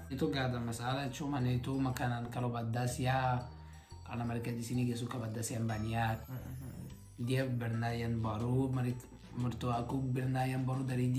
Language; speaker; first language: Indonesian; non-native, learner; Arabic